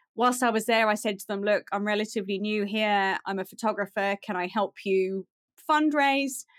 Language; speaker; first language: English; native; English